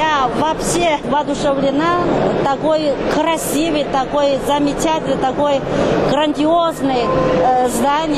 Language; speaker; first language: Russian; non-native, fluent; Chinese